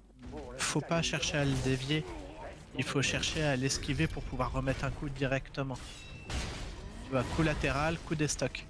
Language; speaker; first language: French; native; French